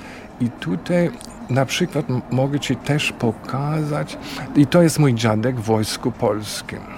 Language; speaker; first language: Polish; non-native, learner; German